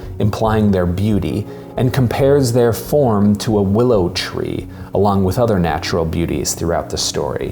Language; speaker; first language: English; native; English